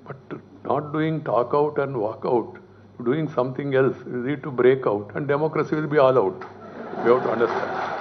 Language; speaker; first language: English; non-native, local second language; Telugu